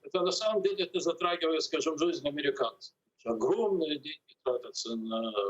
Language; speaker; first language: Russian; native; Russian